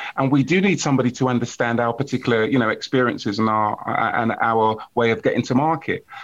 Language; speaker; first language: English; native; English